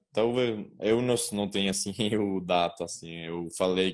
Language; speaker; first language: Portuguese; non-native, learner; Spanish